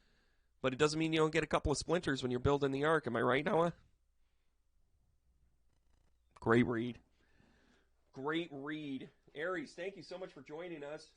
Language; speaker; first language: English; native; English